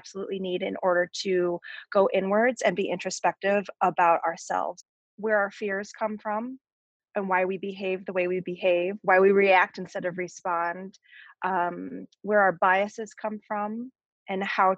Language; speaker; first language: English; native; English